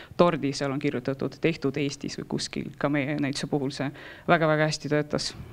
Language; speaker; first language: Estonian; non-native, local second language; Russian